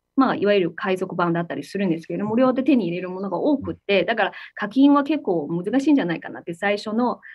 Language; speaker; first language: Japanese; non-native, fluent; Chinese